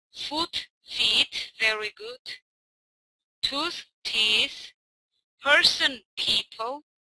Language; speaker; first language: English; non-native, fluent; Armenian